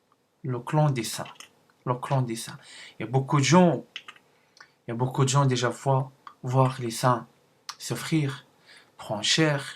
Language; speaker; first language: French; non-native, learner; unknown